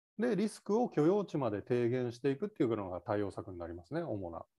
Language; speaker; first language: Japanese; native; Japanese